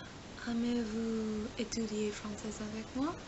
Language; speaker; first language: French; non-native, learner; English